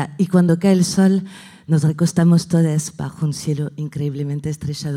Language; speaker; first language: Spanish; non-native, fluent; French